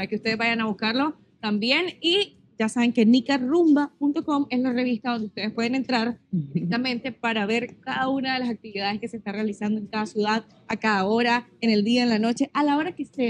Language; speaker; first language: Spanish; native; Spanish